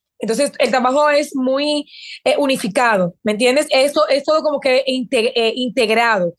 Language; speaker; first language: Spanish; native; Spanish